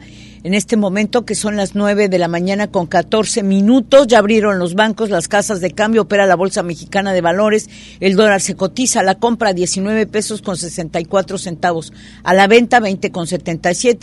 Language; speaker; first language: Spanish; native; Spanish